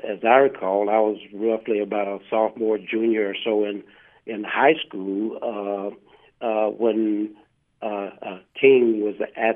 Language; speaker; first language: English; native; English